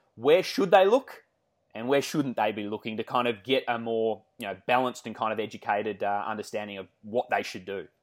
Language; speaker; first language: English; native; English